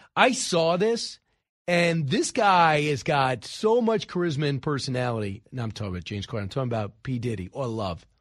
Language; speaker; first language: English; native; English